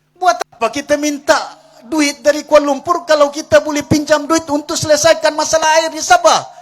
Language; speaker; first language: Malay; non-native, local second language; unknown